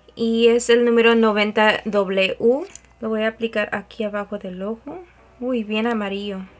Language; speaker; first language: Spanish; early bilingual, heritage; Spanish